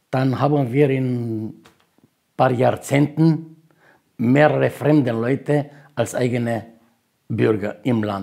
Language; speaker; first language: German; non-native, fluent; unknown